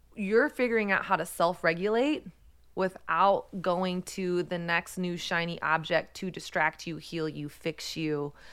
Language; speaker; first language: English; native; English